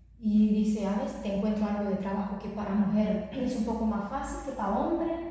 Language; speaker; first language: Spanish; non-native, fluent; Romanian